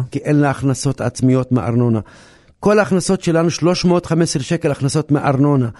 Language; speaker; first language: Hebrew; non-native, local second language; Arabic